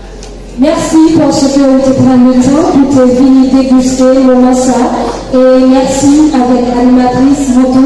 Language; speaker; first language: French; non-native, local second language; Haitian Creole